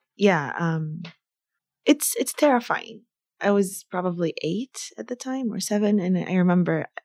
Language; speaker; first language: English; early bilingual, other home language; Arabic